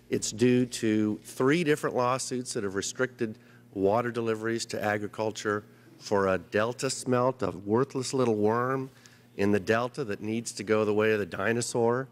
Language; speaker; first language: English; native; English